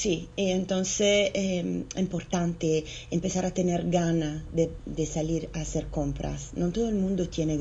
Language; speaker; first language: Spanish; non-native, fluent; Italian